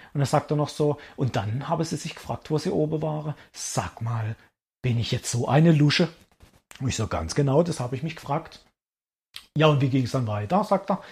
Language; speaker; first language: German; early bilingual, other home language; Italian